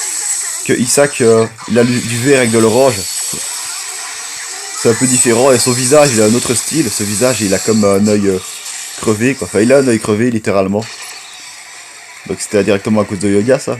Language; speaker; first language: French; native; French